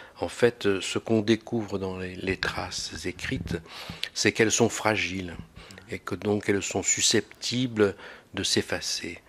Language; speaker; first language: French; native; French